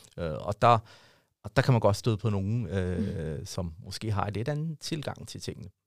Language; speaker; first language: Danish; early bilingual, other home language; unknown